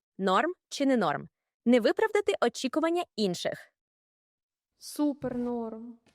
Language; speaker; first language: Ukrainian; native; Ukrainian